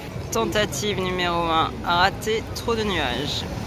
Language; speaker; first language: French; native; French